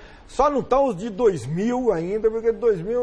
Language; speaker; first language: Portuguese; native; Portuguese